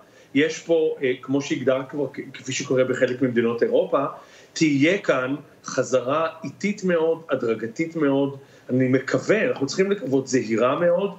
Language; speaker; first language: Hebrew; native; Hebrew